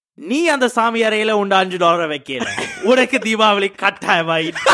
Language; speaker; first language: Tamil; early bilingual, heritage; Tamil